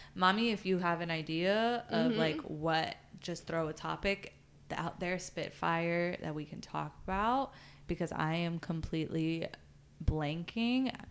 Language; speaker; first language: English; early bilingual, other home language; Spanish